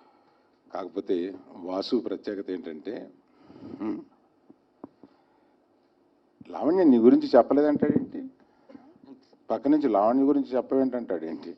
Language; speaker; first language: Telugu; native; Telugu